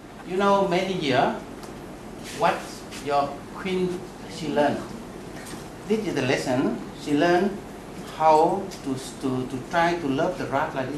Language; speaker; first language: English; non-native, learner; Vietnamese